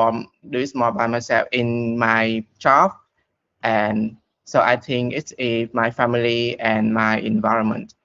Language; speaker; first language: English; non-native, learner; Vietnamese